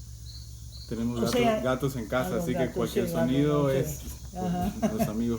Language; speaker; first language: Spanish; native; Spanish